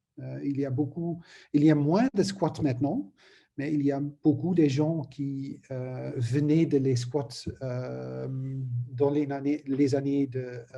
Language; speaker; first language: French; non-native, learner; Dutch